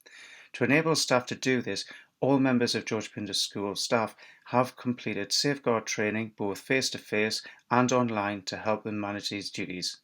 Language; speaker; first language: English; native; English